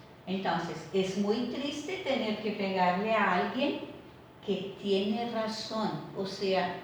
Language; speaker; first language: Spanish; non-native, fluent; Portuguese